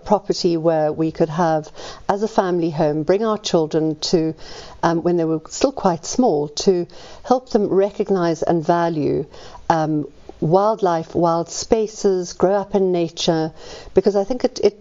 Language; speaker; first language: English; native; English